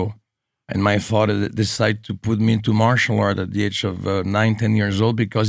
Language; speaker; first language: English; non-native, fluent; French